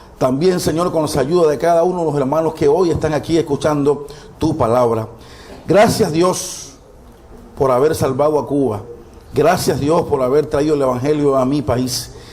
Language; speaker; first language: Spanish; non-native, fluent; Haitian Creole